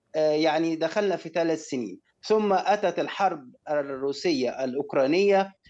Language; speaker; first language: Arabic; native; Arabic